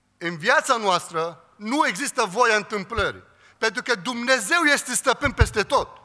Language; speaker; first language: Romanian; non-native, fluent; Arabic